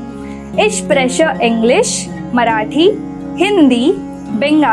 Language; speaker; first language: German; non-native, learner; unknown